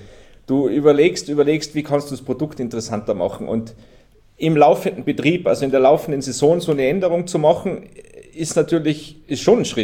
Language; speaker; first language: German; native; German